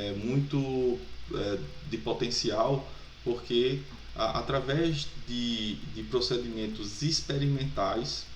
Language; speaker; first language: Portuguese; native; Portuguese